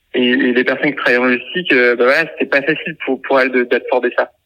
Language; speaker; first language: French; native; French